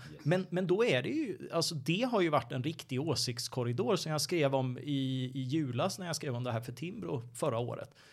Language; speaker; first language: Swedish; native; Swedish